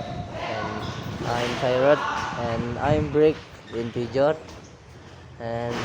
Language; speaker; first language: English; non-native, learner; Indonesian